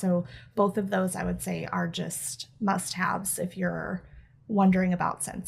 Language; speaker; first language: English; native; English